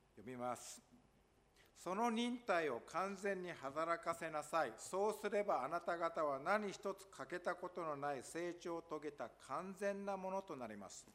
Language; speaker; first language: Japanese; non-native, fluent; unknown